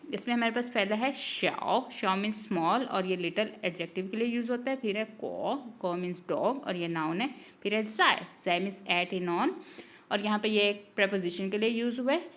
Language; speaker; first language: Urdu; native; Urdu